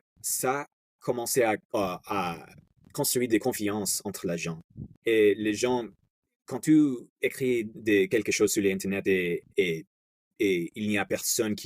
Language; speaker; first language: French; non-native, fluent; English